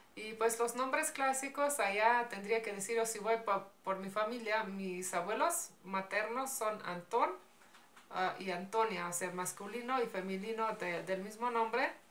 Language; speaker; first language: Spanish; non-native, fluent; Slovenian